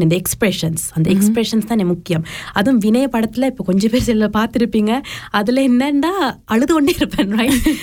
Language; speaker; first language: Tamil; early bilingual, heritage; Tamil